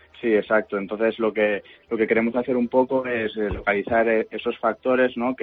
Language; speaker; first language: Spanish; native; Spanish